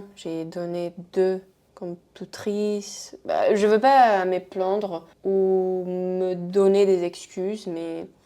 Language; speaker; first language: French; non-native, fluent; Spanish